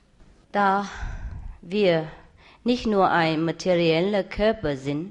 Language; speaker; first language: German; non-native, learner; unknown